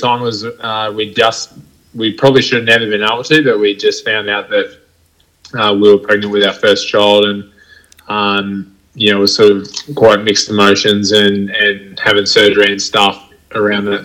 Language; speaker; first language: English; native; English